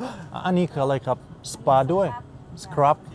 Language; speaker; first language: Thai; non-native, learner; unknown